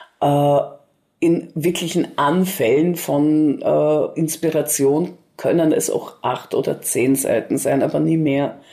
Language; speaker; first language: German; early bilingual, other home language; Russian